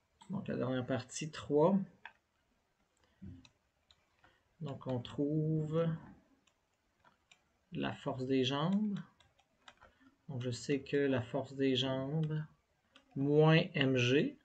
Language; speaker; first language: French; native; French